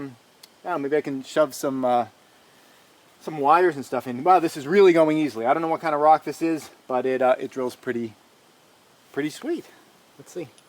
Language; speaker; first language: English; native; English